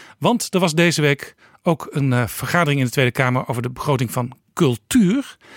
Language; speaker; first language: Dutch; native; Dutch